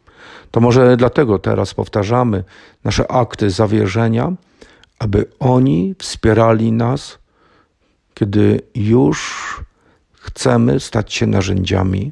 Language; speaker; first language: Polish; native; Polish